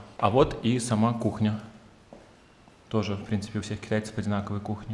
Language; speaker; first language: Russian; native; Russian